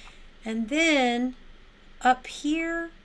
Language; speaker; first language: English; native; English